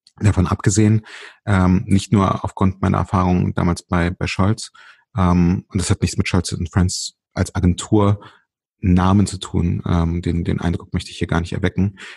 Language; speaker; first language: German; early bilingual, other home language; Russian